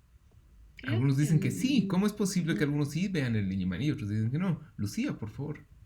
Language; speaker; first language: Spanish; native; Spanish